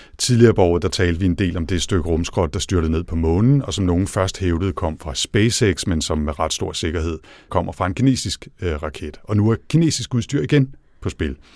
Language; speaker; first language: Danish; native; Danish